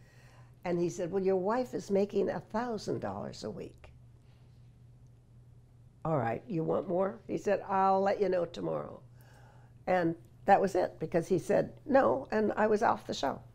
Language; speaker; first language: English; native; English